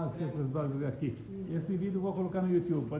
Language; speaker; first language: Portuguese; non-native, fluent; Arabic